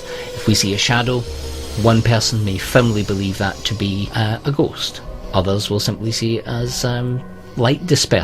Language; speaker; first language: English; native; English